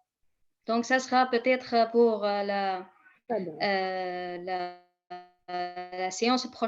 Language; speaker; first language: French; non-native, fluent; Kurdish